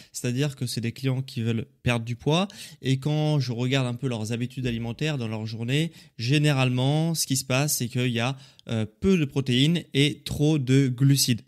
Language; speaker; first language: French; native; French